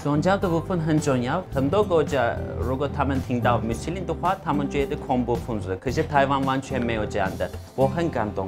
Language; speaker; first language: Chinese; non-native, fluent; Turkish